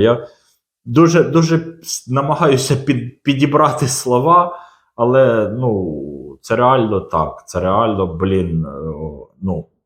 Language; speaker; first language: Ukrainian; non-native, local second language; Russian